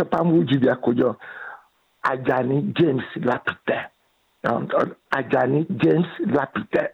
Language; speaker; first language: Hungarian; non-native, fluent; Yoruba